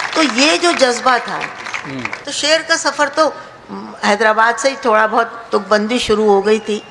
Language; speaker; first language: Urdu; native; Urdu